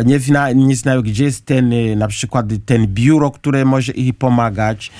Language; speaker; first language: Polish; non-native, learner; Kinyarwanda